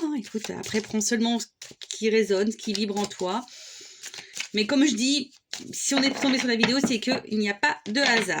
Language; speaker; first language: French; native; French